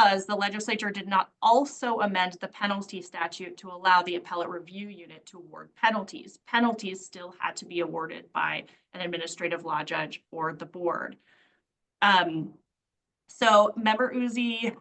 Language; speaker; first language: English; native; English